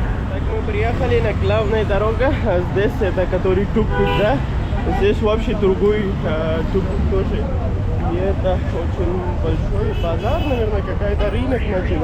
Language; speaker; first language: Russian; non-native, learner; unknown